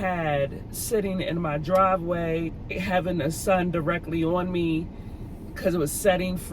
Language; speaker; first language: English; native; English